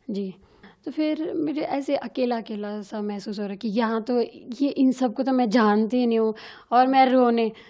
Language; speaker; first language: Hindi; native; Hindi